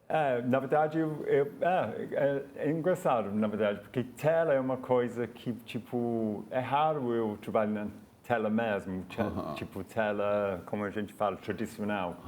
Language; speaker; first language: Portuguese; non-native, fluent; English